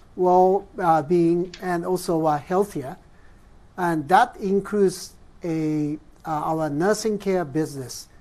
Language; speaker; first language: English; non-native, fluent; Japanese